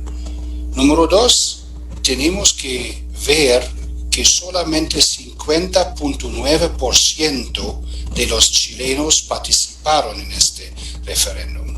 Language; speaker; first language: Spanish; non-native, fluent; German